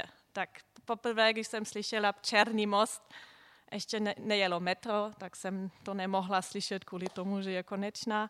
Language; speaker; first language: Czech; non-native, fluent; German